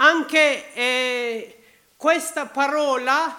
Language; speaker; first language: Italian; non-native, learner; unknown